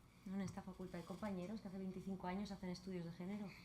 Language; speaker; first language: Spanish; native; Spanish